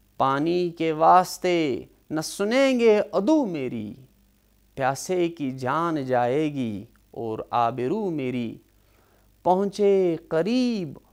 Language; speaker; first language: Urdu; non-native, local second language; Kashmiri